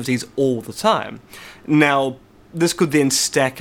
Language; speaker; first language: English; native; English